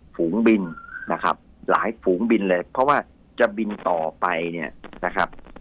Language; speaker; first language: Thai; native; Thai